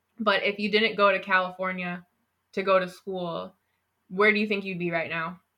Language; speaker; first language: English; native; English